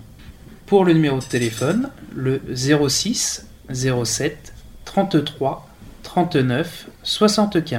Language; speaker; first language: French; native; French